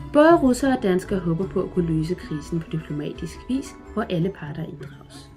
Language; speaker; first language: Danish; native; Danish